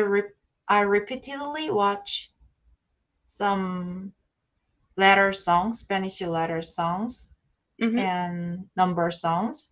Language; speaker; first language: English; non-native, learner; Korean